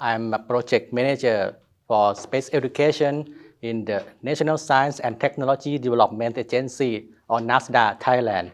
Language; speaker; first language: English; non-native, learner; Thai